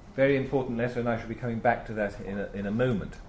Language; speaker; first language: English; native; English